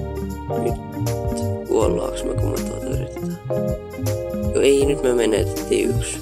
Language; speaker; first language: Finnish; native; Finnish